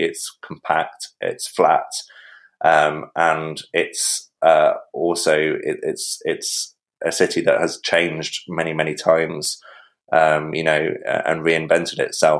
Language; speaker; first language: English; native; English